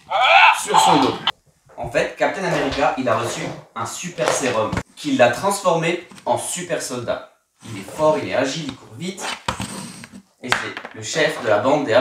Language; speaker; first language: French; native; French